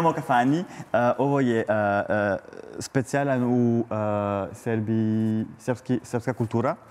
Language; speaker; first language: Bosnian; non-native, learner; French